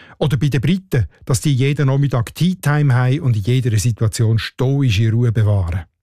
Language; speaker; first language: German; native; German